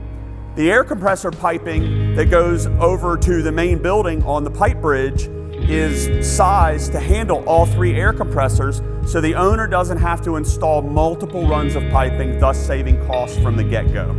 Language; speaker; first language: English; native; English